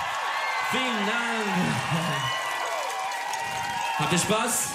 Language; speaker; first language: German; non-native, learner; Turkish